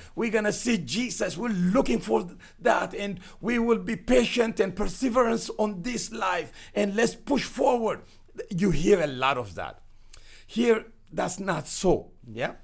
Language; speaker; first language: English; non-native, fluent; Amharic